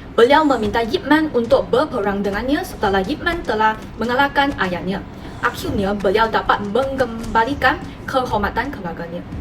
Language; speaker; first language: Malay; non-native, local second language; Chinese